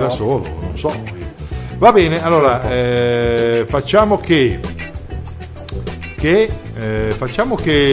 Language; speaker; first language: Italian; native; Italian